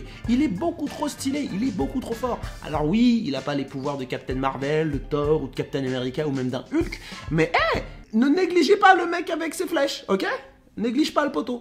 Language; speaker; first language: French; native; French